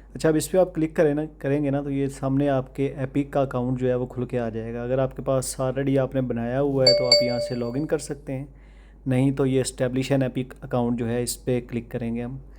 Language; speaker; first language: Urdu; non-native, local second language; Punjabi